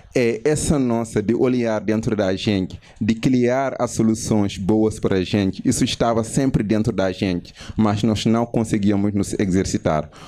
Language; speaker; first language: Portuguese; non-native, fluent; Wolof